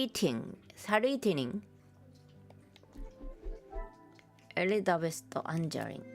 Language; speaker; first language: English; non-native, learner; Japanese